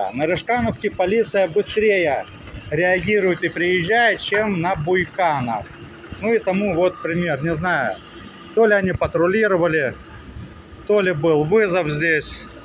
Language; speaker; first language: Russian; native; Russian